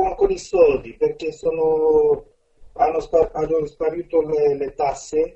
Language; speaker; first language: Italian; non-native, fluent; Romanian